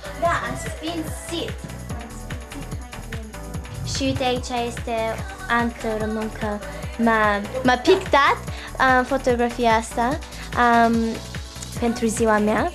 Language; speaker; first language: Romanian; early bilingual, heritage; Romanian